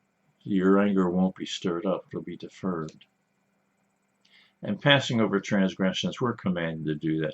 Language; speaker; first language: English; native; English